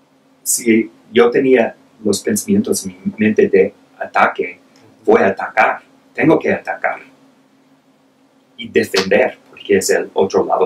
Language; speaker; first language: Spanish; non-native, fluent; English